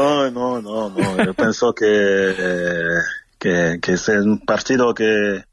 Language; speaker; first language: Spanish; non-native, fluent; French